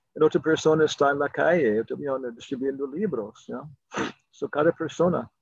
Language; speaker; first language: Spanish; non-native, fluent; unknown